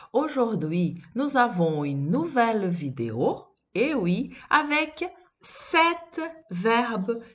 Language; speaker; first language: French; non-native, fluent; Portuguese